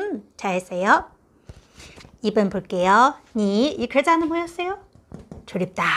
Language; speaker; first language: Korean; non-native, fluent; Chinese